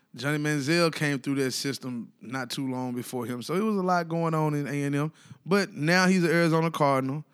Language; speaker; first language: English; native; English